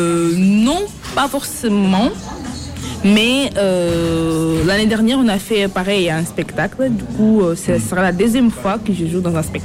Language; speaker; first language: French; non-native, fluent; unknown